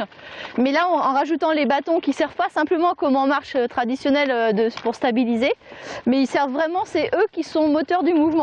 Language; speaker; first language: French; native; French